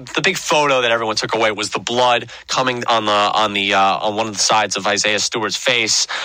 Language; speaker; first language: English; native; English